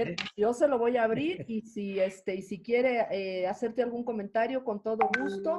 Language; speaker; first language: Spanish; native; Spanish